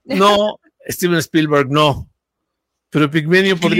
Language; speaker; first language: Spanish; native; Spanish